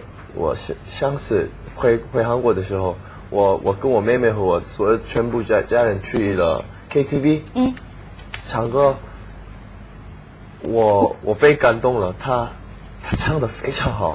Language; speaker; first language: Chinese; non-native, learner; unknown